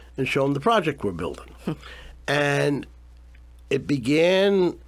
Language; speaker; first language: English; native; English